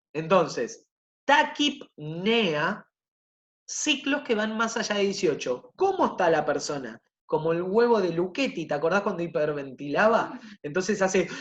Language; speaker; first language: Spanish; native; Spanish